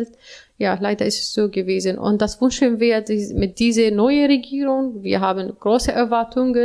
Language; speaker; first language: German; non-native, learner; Arabic